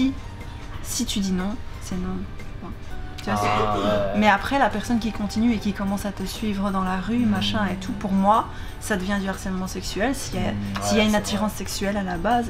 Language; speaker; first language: French; native; French